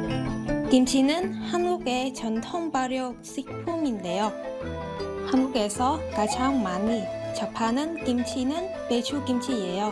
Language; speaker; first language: Korean; non-native, fluent; Vietnamese